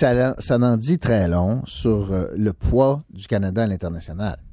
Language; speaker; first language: French; native; French